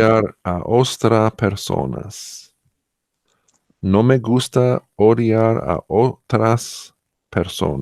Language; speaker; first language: Spanish; non-native, learner; English